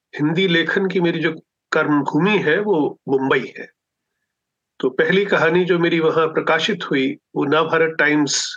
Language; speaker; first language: Hindi; non-native, local second language; Punjabi